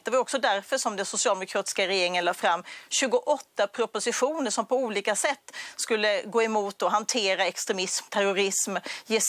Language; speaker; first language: Swedish; native; Swedish